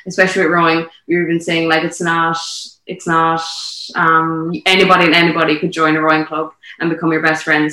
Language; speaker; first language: English; native; English